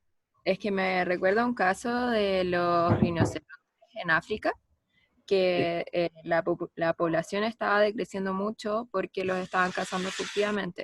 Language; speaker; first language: Spanish; native; Spanish